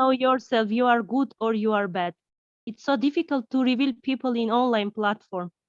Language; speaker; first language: English; non-native, learner; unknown